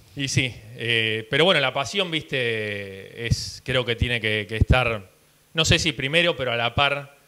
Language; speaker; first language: Spanish; early bilingual, heritage; Spanish